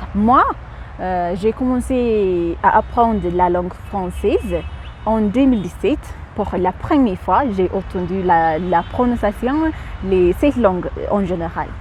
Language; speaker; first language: French; non-native, fluent; Amharic